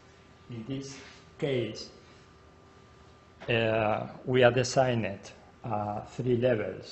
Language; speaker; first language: English; non-native, learner; Spanish